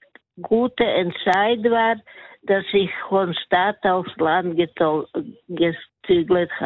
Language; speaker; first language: German; non-native, learner; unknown